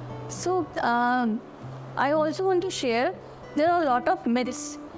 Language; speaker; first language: English; non-native, local second language; Hindi